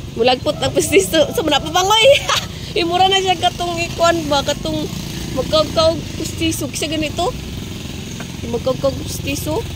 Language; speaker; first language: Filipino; non-native, local second language; Cebuano